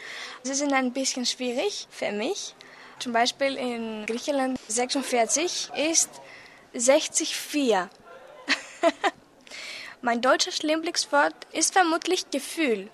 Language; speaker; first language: German; non-native, learner; Greek